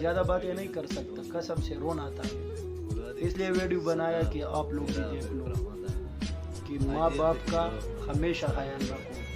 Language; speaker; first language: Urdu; non-native, local second language; Pashto